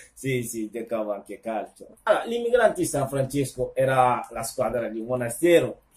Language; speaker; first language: Italian; non-native, local second language; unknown